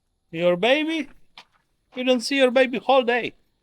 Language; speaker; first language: English; non-native, learner; Polish